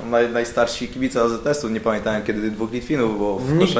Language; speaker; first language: Polish; native; Polish